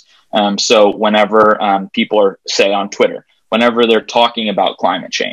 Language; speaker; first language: English; native; English